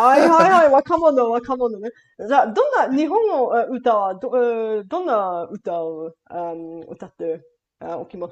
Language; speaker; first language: Japanese; non-native, learner; Bulgarian